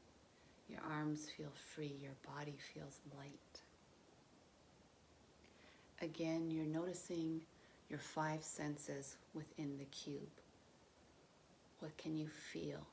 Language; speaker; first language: English; native; English